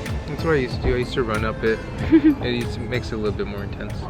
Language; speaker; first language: English; native; English